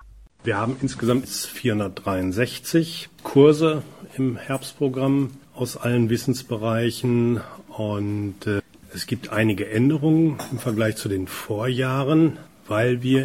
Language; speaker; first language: German; native; German